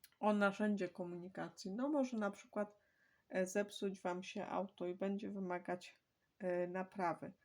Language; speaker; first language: Polish; native; Polish